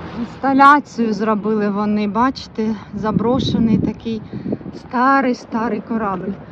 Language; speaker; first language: Ukrainian; non-native, local second language; Russian